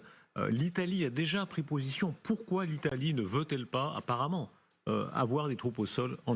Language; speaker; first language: French; native; French